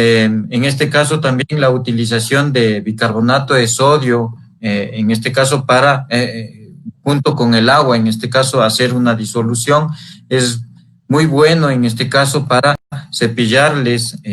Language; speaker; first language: Spanish; native; Spanish